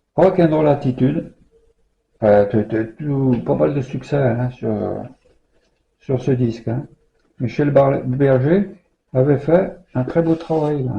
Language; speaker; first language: French; native; French